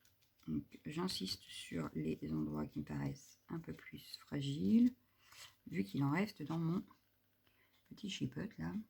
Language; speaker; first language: French; native; French